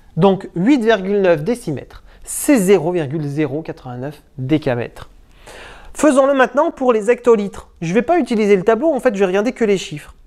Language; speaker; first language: French; native; French